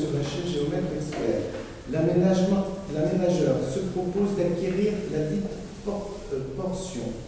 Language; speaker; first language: French; native; French